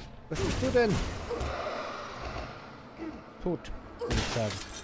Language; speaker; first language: German; native; German